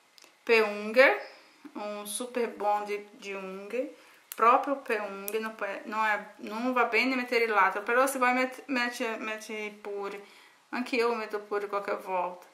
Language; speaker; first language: Italian; non-native, learner; Portuguese